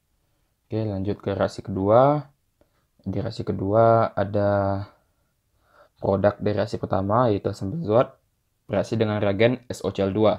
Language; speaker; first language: Indonesian; native; Indonesian